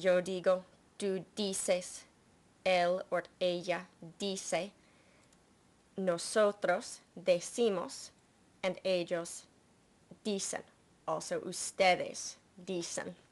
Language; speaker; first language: Spanish; non-native, fluent; English